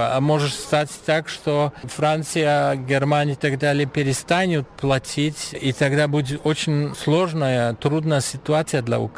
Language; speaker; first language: Russian; non-native, fluent; German